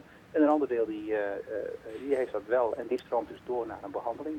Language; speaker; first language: Dutch; native; Dutch